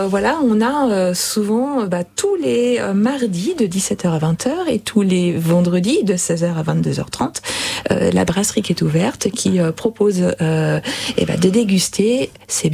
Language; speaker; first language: French; native; French